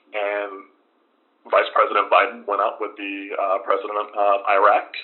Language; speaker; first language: English; native; English